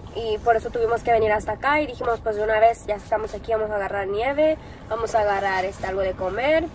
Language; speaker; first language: Spanish; early bilingual, heritage; Spanish